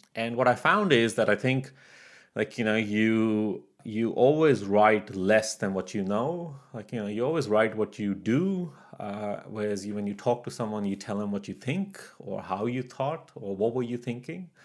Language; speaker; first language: English; native; English